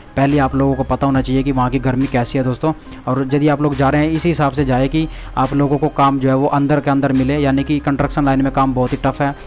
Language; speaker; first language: Hindi; native; Hindi